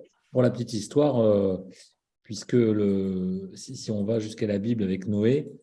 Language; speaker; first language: French; native; French